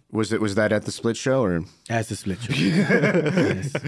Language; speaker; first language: English; early bilingual, heritage; Arabic